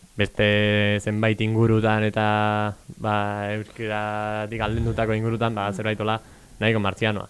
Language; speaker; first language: Basque; native; Basque